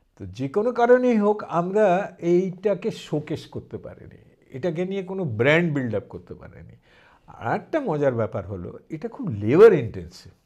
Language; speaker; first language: Bangla; early bilingual, heritage; Bangla